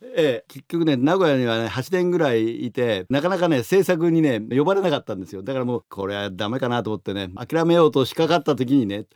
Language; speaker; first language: Japanese; native; Japanese